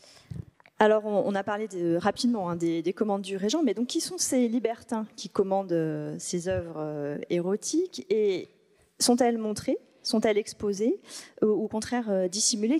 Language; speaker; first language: French; native; French